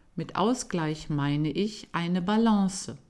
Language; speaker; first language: German; native; German